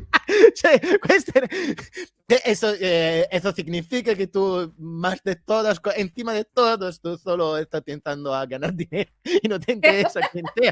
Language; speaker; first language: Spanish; non-native, learner; Italian